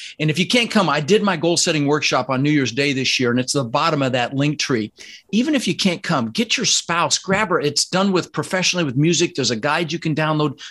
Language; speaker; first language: English; early bilingual, other home language; Dutch